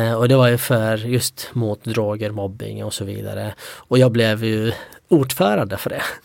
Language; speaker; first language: Swedish; early bilingual, other home language; Kurdish